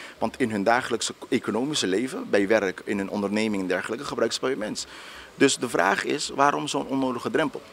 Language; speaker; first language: Dutch; non-native, local second language; Papiamento